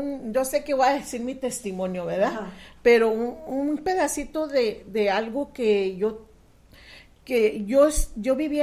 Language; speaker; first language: Spanish; native; Spanish